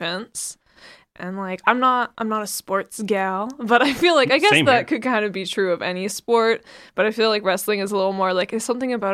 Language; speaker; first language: English; native; English